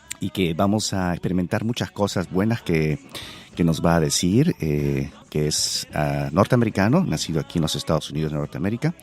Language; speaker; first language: Spanish; native; Spanish